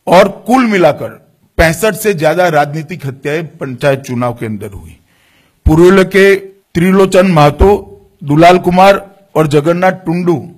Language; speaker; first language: Hindi; non-native, local second language; Gujarati